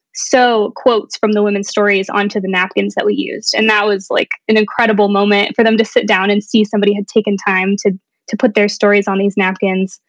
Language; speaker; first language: English; native; English